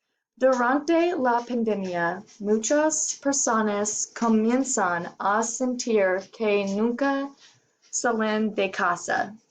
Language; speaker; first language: Spanish; non-native, learner; English